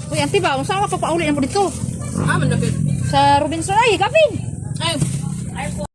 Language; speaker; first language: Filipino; non-native, local second language; Cebuano